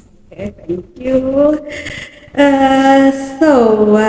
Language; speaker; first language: English; non-native, learner; Indonesian